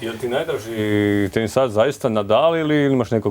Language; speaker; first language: Croatian; native; Croatian